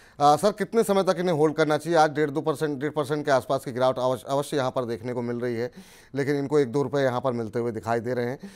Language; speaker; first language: Hindi; native; Hindi